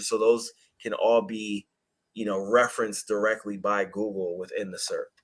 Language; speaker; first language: English; native; English